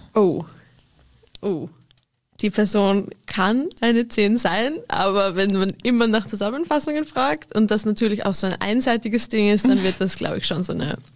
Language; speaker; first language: German; native; German